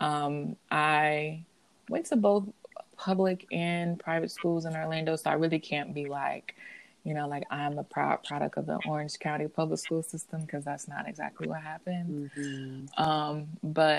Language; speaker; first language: English; native; English